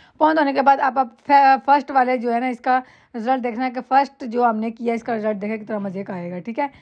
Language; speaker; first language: Urdu; non-native, local second language; Punjabi